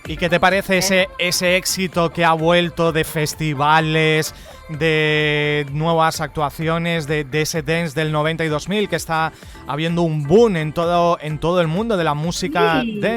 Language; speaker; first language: Spanish; native; Spanish